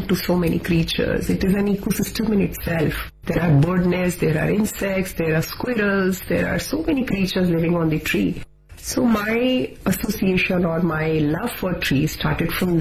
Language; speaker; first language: English; non-native, local second language; Hindi